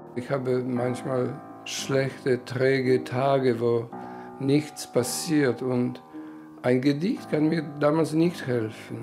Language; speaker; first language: German; non-native, fluent; Polish